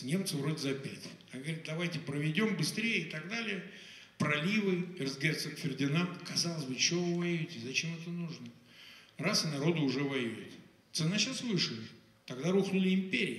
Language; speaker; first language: Russian; native; Russian